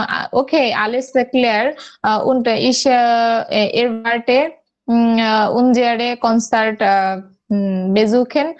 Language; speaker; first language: German; non-native, learner; Bangla